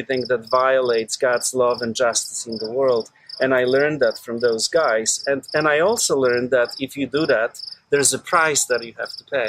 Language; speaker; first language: English; non-native, fluent; Polish